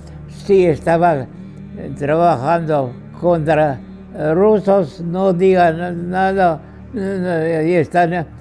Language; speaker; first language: Spanish; non-native, fluent; Georgian